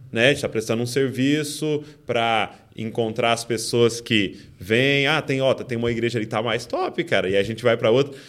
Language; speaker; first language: Portuguese; native; Portuguese